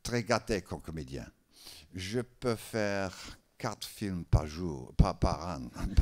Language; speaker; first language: French; non-native, learner; English